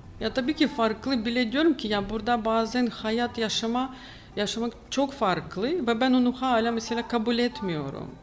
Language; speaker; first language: Turkish; non-native, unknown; Ukrainian